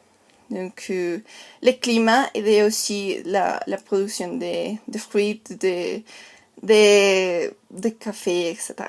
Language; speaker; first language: French; non-native, learner; Spanish